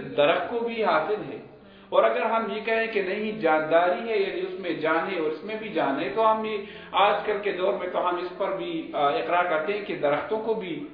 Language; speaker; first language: Urdu; non-native, local second language; Pashto